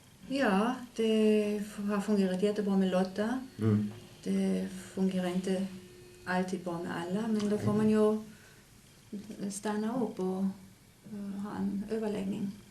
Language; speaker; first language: Swedish; native; Swedish